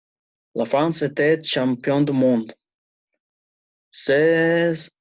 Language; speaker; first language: French; non-native, learner; Spanish